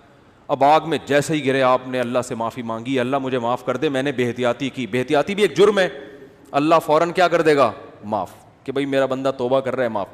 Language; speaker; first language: Urdu; native; Urdu